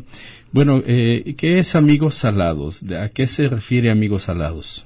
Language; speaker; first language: Spanish; native; Spanish